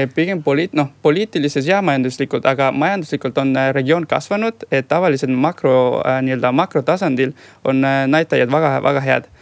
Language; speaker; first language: Estonian; non-native, fluent; Spanish